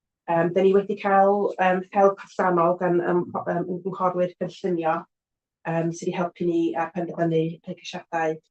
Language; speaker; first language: Welsh; native; Welsh